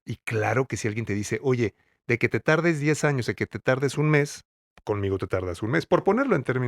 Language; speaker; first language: Spanish; native; Spanish